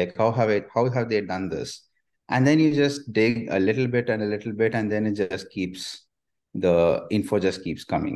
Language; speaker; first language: English; non-native, local second language; Tamil